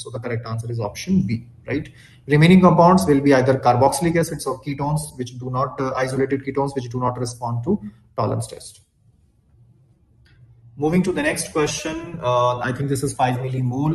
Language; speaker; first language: English; non-native, local second language; Hindi